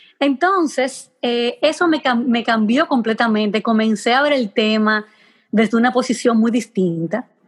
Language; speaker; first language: Spanish; native; Spanish